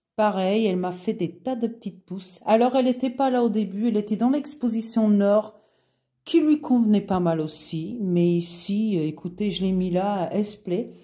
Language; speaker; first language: French; non-native, fluent; Portuguese